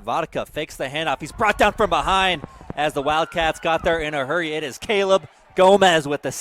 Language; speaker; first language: English; native; English